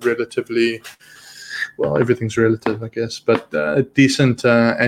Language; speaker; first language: English; native; English